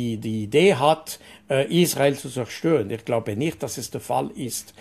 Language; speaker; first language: German; non-native, local second language; French